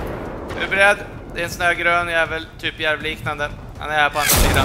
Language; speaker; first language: Swedish; native; Swedish